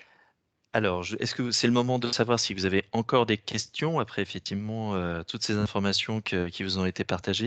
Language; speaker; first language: French; native; French